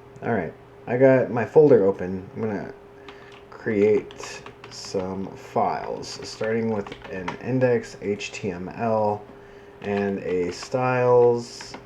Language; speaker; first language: English; native; English